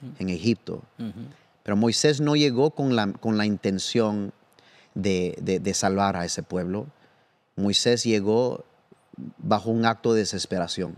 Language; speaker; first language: Spanish; early bilingual, heritage; Spanish